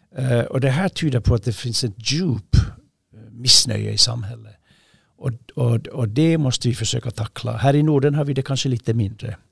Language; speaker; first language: Swedish; native; Swedish